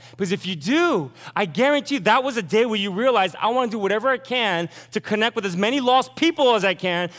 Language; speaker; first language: English; early bilingual, other home language; Korean